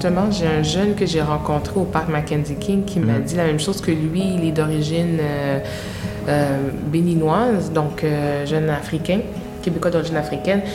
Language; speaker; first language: French; native; French